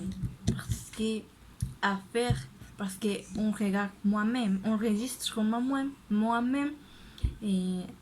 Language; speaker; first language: French; non-native, learner; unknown